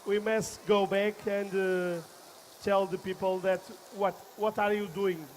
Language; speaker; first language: English; non-native, learner; Portuguese